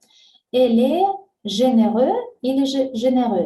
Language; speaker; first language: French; non-native, fluent; Russian